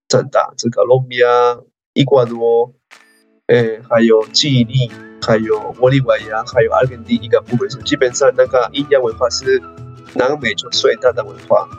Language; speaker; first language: Chinese; non-native, fluent; Spanish